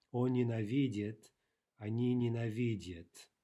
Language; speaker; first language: Russian; non-native, fluent; English